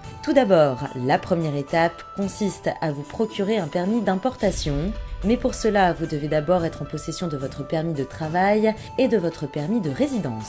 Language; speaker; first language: French; native; French